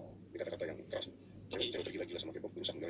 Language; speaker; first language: Indonesian; native; Indonesian